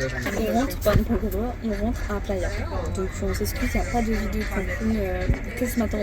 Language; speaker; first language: French; native; French